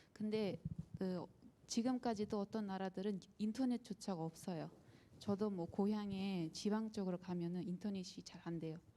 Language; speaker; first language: Korean; non-native, fluent; Uzbek